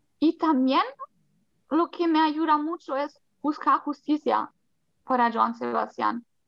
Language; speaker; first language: Spanish; non-native, fluent; German